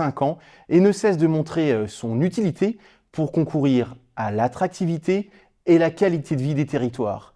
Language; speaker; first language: French; native; French